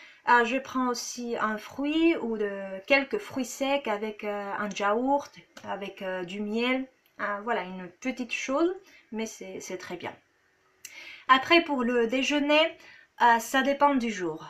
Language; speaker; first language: French; non-native, fluent; Spanish